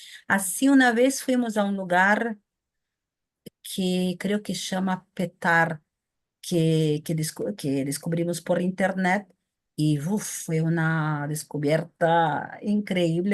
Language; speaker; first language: Spanish; non-native, fluent; Portuguese